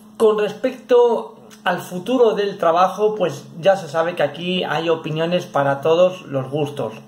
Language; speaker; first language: Spanish; native; Spanish